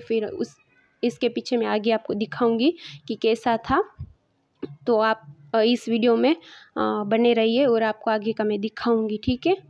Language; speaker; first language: Hindi; non-native, local second language; Gujarati